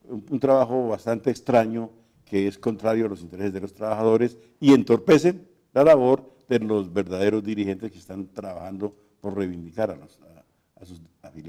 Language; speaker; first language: Spanish; native; Spanish